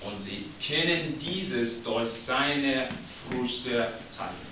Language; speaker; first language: German; non-native, learner; English